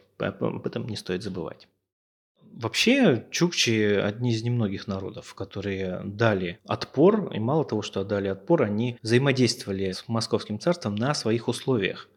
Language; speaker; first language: Russian; native; Russian